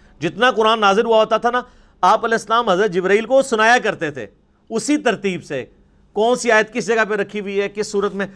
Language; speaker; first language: Urdu; non-native, local second language; Punjabi